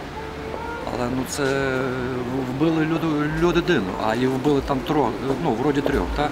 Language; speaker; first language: Ukrainian; native; Ukrainian